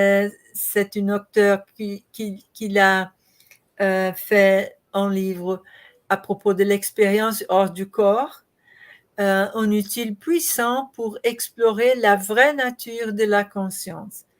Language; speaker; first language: French; non-native, learner; Portuguese